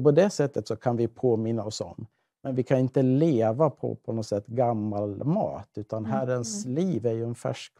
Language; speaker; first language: Swedish; native; Swedish